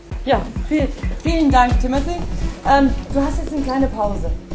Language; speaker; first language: German; native; German